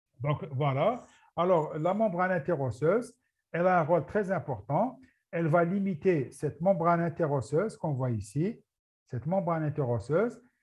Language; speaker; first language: French; non-native, local second language; Arabic